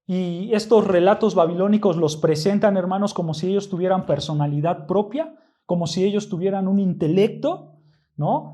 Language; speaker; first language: Spanish; native; Spanish